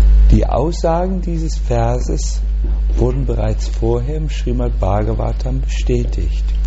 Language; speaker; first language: German; native; German